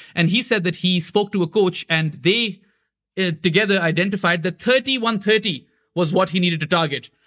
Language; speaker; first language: English; non-native, local second language; Urdu